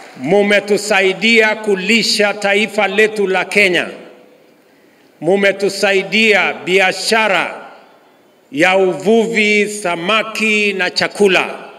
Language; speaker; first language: Swahili; non-native, local second language; Kalenjin